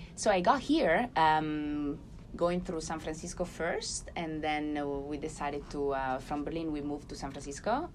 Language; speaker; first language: English; non-native, fluent; Italian